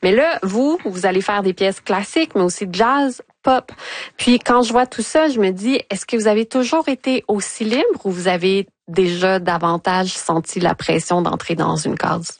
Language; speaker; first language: French; native; French